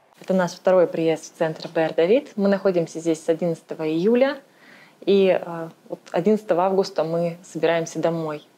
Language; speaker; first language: Russian; native; Russian